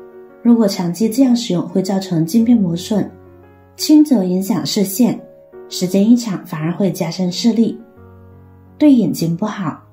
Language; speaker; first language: Chinese; native; Chinese